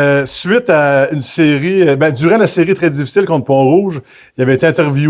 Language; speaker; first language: French; native; French